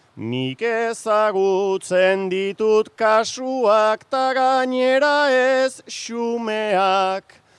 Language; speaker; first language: Basque; native; Basque